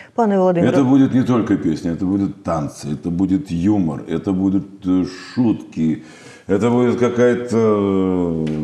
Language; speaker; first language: Russian; native; Russian